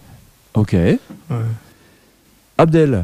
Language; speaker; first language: French; native; French